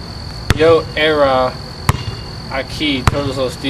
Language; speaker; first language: Spanish; non-native, learner; English